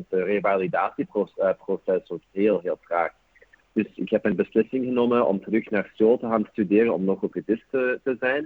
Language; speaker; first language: Dutch; non-native, fluent; English